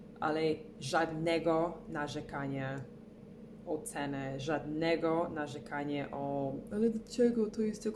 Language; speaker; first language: Polish; non-native, learner; English